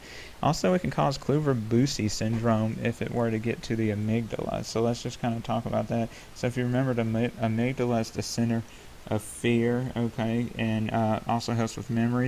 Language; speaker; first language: English; native; English